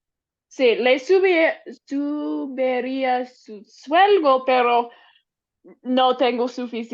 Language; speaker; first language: Spanish; non-native, learner; English